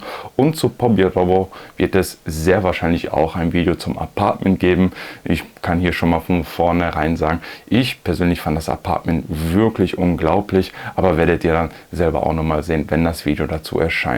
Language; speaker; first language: German; native; German